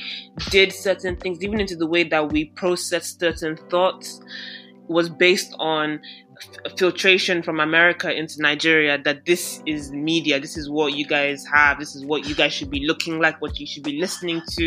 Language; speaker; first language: English; non-native, local second language; Yoruba